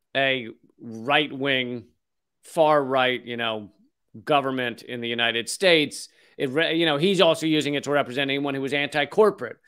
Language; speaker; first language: English; native; English